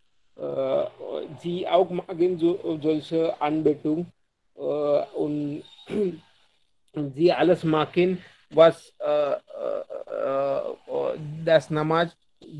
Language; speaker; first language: German; non-native, learner; Hindi